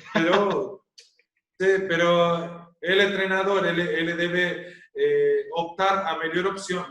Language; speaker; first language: Portuguese; non-native, learner; Spanish